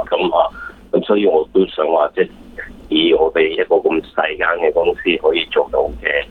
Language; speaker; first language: Cantonese; early bilingual, heritage; Cantonese